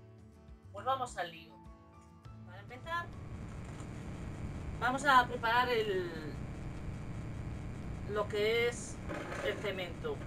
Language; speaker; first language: Spanish; native; Spanish